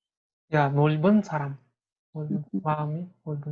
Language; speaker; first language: Korean; non-native, fluent; Kazakh